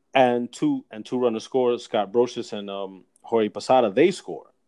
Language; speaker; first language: English; native; English